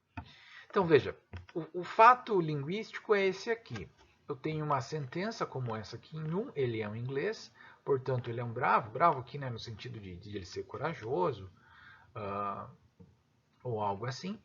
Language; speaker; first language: Portuguese; native; Portuguese